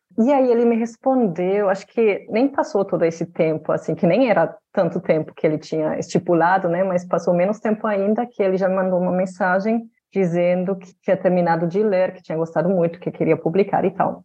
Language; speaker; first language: Portuguese; non-native, fluent; German